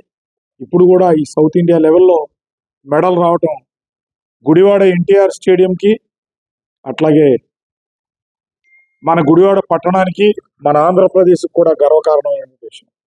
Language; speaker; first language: Telugu; native; Telugu